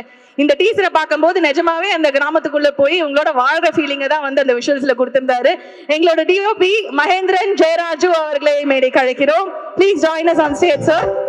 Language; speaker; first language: Tamil; native; Tamil